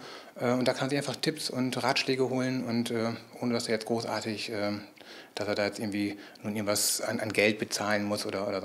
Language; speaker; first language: German; native; German